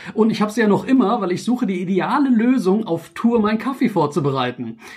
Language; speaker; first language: German; native; German